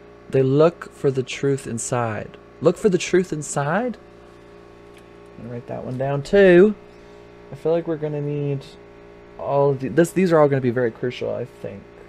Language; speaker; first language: English; native; English